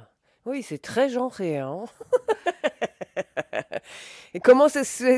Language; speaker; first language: French; native; French